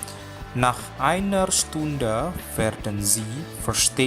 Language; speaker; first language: German; non-native, fluent; Indonesian